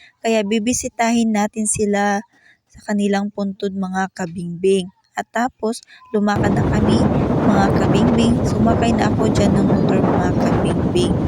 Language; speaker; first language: Filipino; non-native, local second language; Cebuano